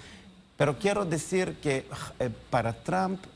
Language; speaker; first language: Spanish; non-native, learner; Hebrew